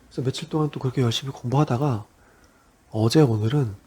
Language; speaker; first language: Korean; native; Korean